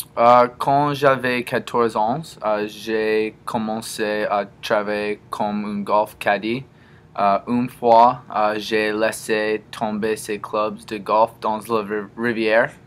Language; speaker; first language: French; non-native, learner; English